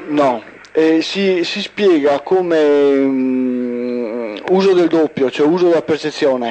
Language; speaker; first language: Italian; native; Italian